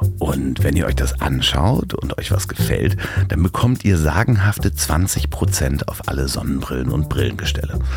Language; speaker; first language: German; native; German